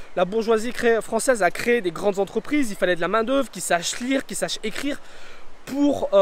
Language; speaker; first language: French; native; French